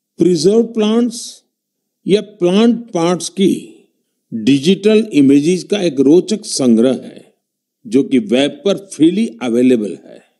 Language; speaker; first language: Hindi; non-native, local second language; Gujarati